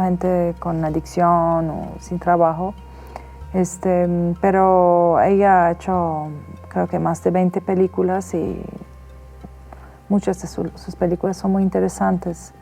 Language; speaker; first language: Spanish; non-native, fluent; Persian